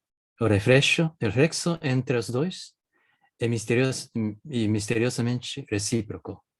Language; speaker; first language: Portuguese; non-native, fluent; Japanese